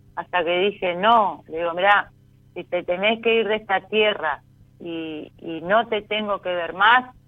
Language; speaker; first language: Spanish; native; Spanish